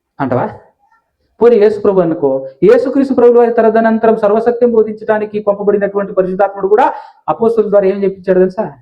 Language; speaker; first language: Telugu; non-native, local second language; Lambadi